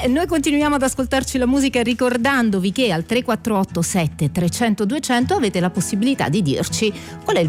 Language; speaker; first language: Italian; native; Italian